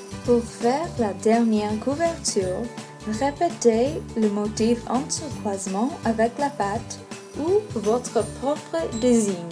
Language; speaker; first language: French; non-native, learner; English